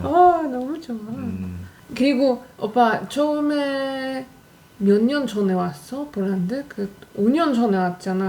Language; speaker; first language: Korean; non-native, fluent; Polish